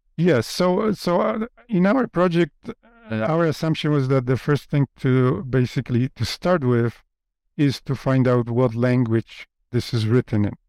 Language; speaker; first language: English; non-native, fluent; Polish